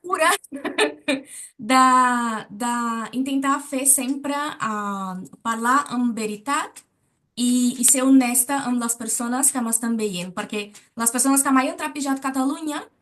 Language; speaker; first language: Catalan; non-native, learner; Portuguese